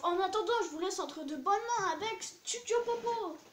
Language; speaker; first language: French; native; French